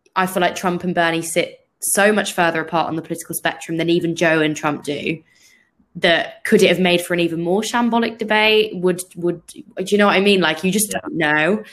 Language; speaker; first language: English; native; English